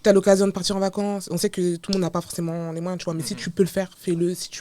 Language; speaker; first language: French; native; French